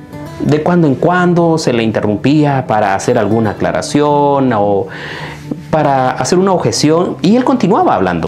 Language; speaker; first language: Spanish; native; Spanish